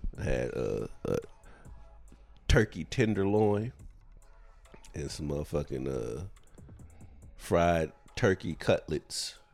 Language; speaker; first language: English; native; English